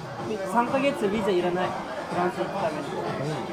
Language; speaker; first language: French; non-native, learner; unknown